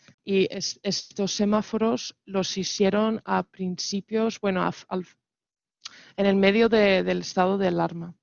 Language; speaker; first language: Spanish; non-native, fluent; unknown